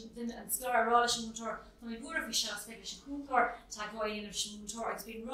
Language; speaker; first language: Irish; non-native, local second language; English